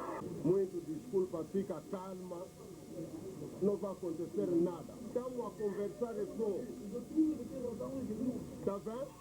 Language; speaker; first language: Portuguese; non-native, fluent; Lingala